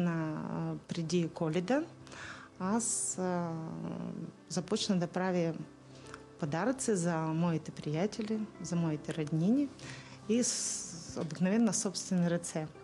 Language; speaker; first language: Bulgarian; non-native, learner; Russian